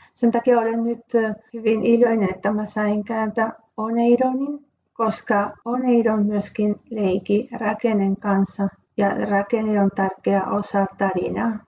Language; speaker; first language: Finnish; non-native, fluent; Spanish